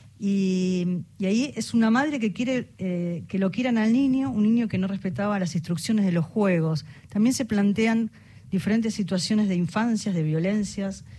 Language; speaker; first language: Spanish; native; Spanish